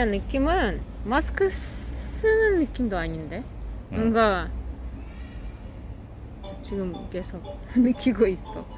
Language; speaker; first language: Korean; non-native, fluent; Russian